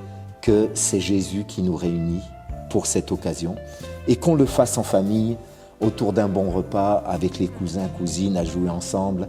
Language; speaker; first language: French; native; French